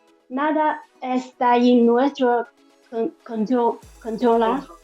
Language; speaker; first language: Spanish; non-native, learner; Chinese